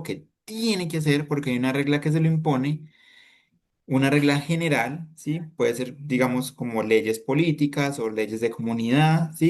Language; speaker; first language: Spanish; native; Spanish